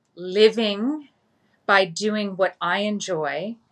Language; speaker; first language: English; native; English